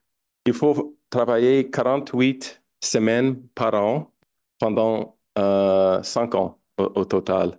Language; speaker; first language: French; non-native, fluent; English